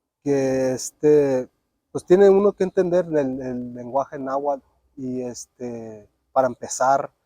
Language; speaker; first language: Spanish; early bilingual, other home language; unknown